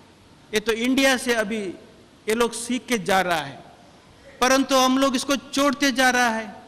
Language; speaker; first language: Hindi; non-native, local second language; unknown